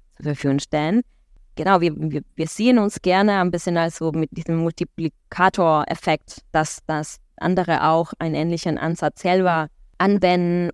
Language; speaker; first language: German; non-native, fluent; Spanish